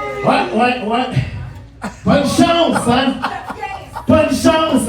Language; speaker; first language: French; native; French